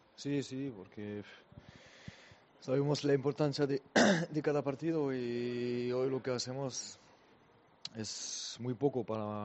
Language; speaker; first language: Spanish; non-native, learner; French